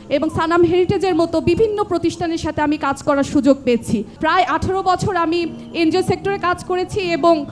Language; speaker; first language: Bangla; non-native, local second language; Santali